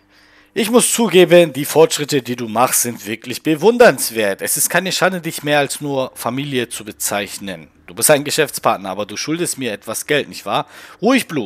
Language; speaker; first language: German; native; German